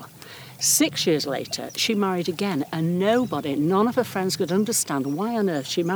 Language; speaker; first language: English; native; English